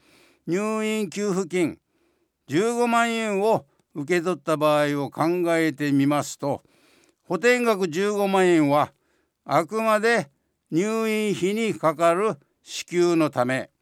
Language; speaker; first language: Japanese; native; Japanese